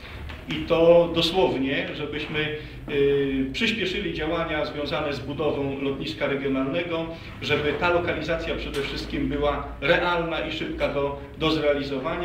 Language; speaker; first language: Polish; native; Polish